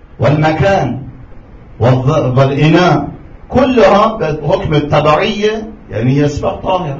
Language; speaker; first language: Arabic; non-native, fluent; Persian